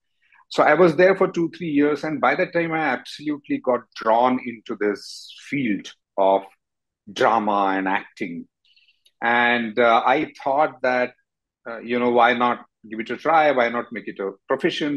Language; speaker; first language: English; non-native, local second language; Marathi